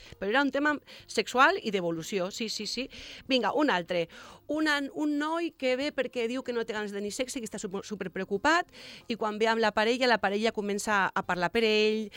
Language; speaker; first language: Catalan; non-native, local second language; Spanish